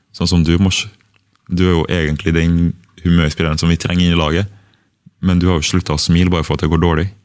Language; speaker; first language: Norwegian; early bilingual, other home language; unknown